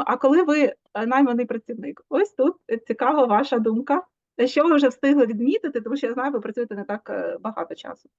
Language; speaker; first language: Ukrainian; native; Ukrainian